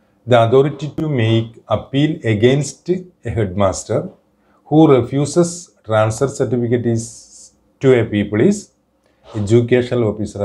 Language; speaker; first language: English; non-native, local second language; Malayalam